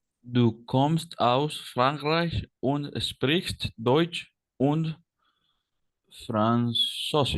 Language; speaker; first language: German; non-native, learner; Spanish